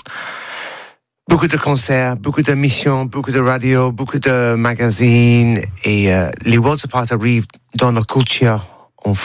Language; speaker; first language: French; non-native, learner; English